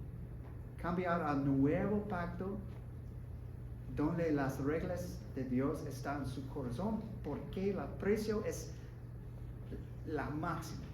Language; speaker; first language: Spanish; non-native, learner; English